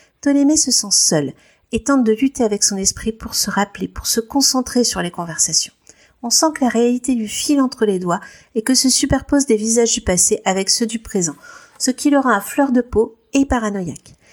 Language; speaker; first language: French; native; French